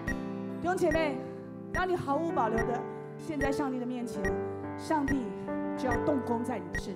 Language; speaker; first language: Chinese; native; Chinese